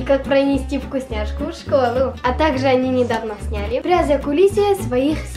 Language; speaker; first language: Russian; native; Russian